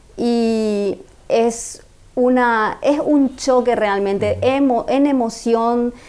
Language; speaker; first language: Spanish; native; Spanish